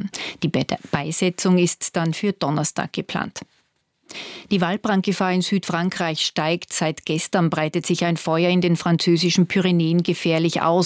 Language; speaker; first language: German; native; German